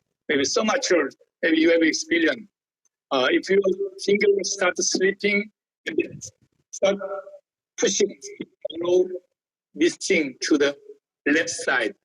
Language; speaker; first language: English; non-native, learner; Korean